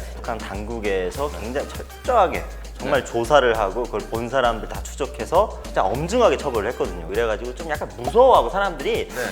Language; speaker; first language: Korean; native; Korean